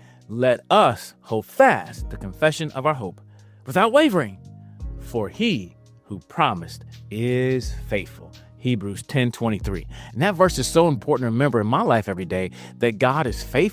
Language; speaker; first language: English; native; English